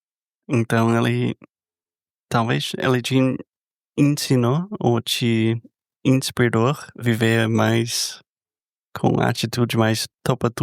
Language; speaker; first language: Portuguese; non-native, fluent; English